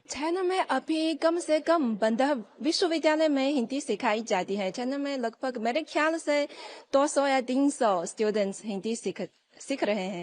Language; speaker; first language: Hindi; non-native, fluent; Chinese